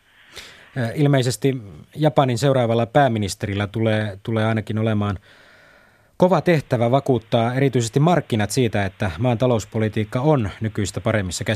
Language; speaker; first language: Finnish; native; Finnish